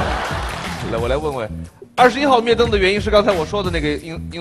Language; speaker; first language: Chinese; native; Chinese